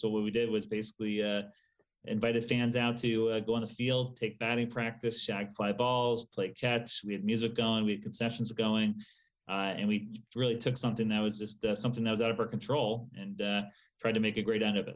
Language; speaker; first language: English; native; English